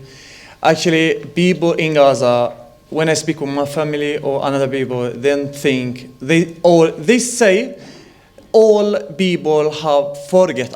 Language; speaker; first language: English; non-native, learner; Arabic